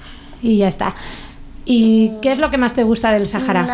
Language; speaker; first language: Spanish; non-native, learner; Arabic